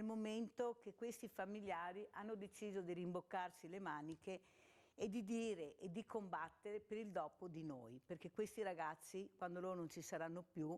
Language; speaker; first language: Italian; native; Italian